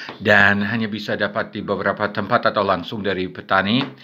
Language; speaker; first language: Indonesian; non-native, fluent; English